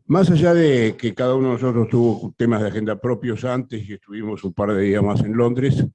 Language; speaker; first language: Spanish; native; Spanish